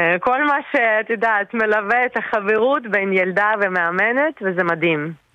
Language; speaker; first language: Hebrew; non-native, fluent; Russian